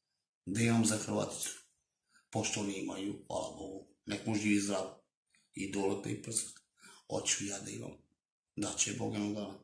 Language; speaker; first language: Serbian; non-native, local second language; Romany